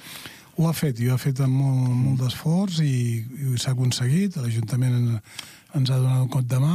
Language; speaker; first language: Catalan; native; Catalan